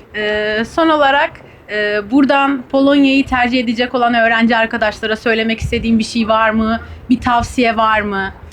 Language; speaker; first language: Turkish; native; Turkish